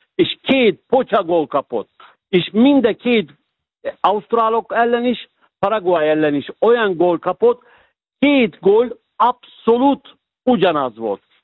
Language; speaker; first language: Hungarian; non-native, fluent; Turkish